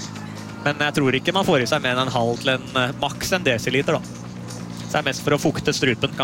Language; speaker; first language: Norwegian; native; Norwegian